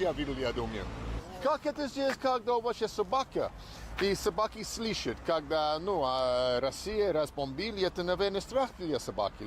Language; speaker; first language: Russian; non-native, learner; English